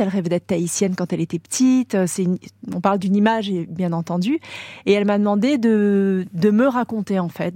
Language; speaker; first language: French; native; French